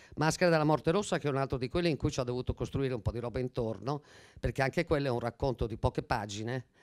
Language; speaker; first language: Italian; native; Italian